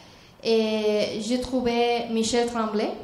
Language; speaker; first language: French; non-native, learner; Spanish